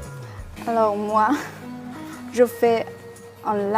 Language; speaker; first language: French; non-native, fluent; Chinese